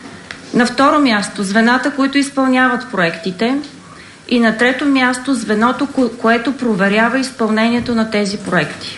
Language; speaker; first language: Bulgarian; native; Bulgarian